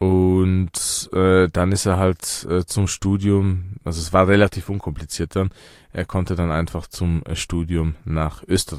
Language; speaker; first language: German; early bilingual, other home language; Persian